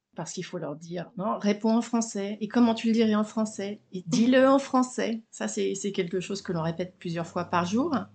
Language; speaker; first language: French; native; French